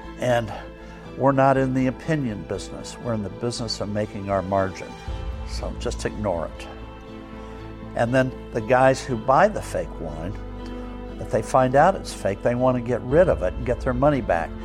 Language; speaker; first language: English; native; English